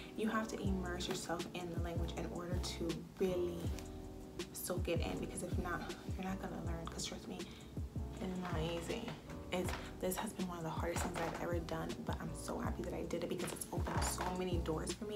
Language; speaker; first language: English; native; English